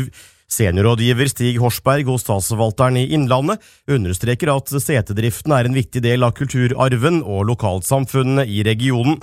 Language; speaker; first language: Norwegian; native; Norwegian